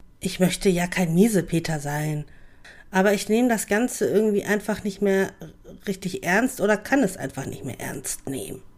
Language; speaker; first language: German; native; German